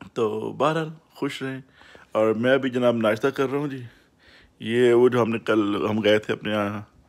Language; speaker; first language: Urdu; non-native, local second language; Saraiki